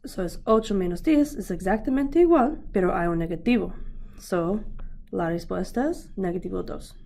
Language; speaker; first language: Spanish; non-native, learner; English